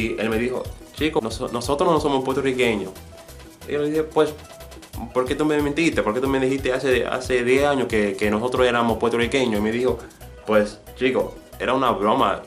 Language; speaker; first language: Spanish; non-native, fluent; English